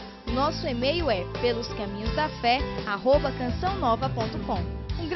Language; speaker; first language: Portuguese; native; Portuguese